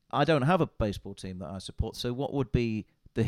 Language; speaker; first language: English; native; English